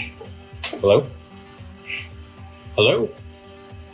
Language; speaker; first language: English; native; English